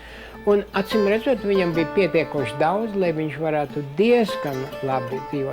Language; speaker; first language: Latvian; early bilingual, heritage; Latvian